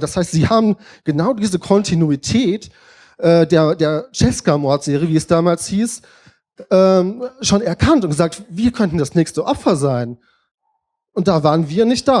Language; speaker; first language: German; native; German